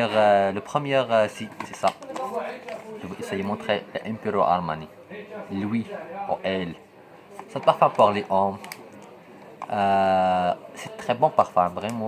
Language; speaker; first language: French; non-native, local second language; Arabic